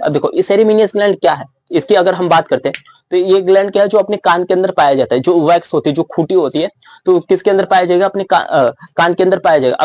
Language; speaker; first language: Hindi; native; Hindi